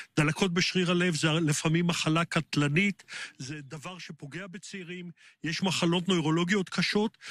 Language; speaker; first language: Hebrew; native; Hebrew